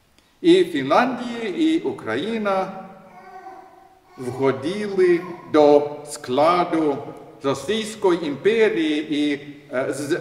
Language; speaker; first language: Ukrainian; non-native, learner; Swedish